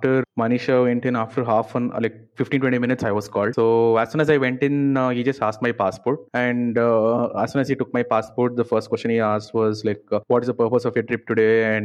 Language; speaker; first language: English; non-native, local second language; Kannada